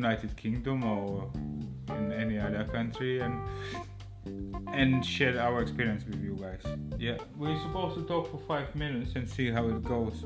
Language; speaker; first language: English; non-native, fluent; Lithuanian